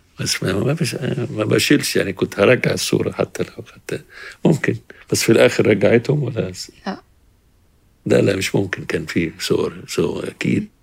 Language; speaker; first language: Arabic; native; Arabic